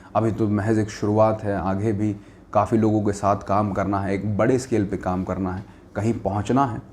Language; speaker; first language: Hindi; native; Hindi